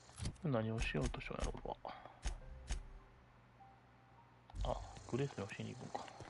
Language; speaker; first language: Japanese; native; Japanese